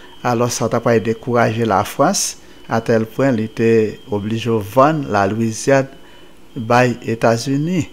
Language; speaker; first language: French; non-native, local second language; Haitian Creole